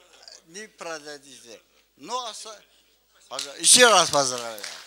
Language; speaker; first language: Russian; non-native, local second language; Azerbaijani